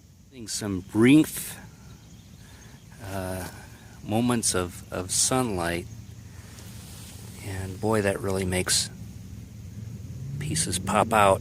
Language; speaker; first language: English; native; English